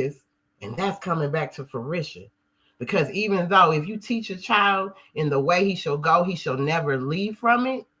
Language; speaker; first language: English; native; English